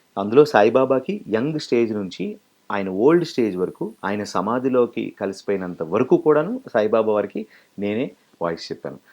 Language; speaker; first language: Telugu; native; Telugu